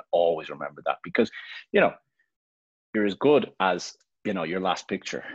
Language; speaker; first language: English; native; English